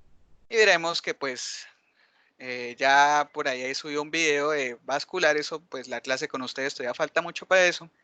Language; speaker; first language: Spanish; native; Spanish